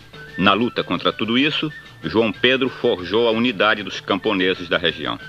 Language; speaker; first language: Portuguese; native; Portuguese